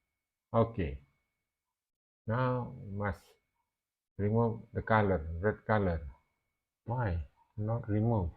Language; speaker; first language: English; non-native, learner; Indonesian